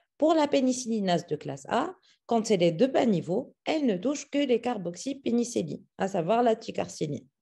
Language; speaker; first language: French; non-native, local second language; Arabic